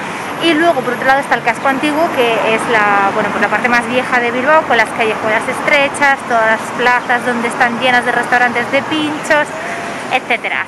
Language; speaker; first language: Spanish; native; Spanish